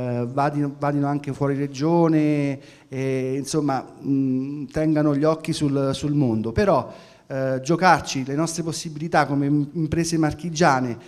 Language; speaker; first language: Italian; native; Italian